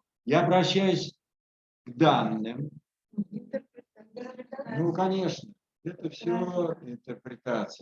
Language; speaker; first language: Russian; native; Russian